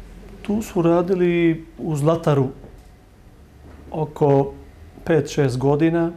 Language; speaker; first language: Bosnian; early bilingual, heritage; Bosnian